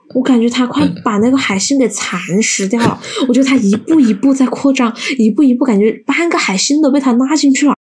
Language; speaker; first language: Chinese; native; Chinese